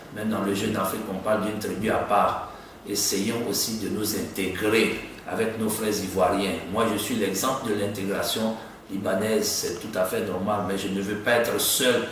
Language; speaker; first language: French; native; French